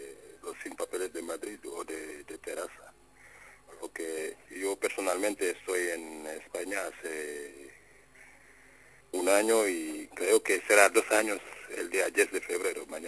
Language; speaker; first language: Spanish; non-native, fluent; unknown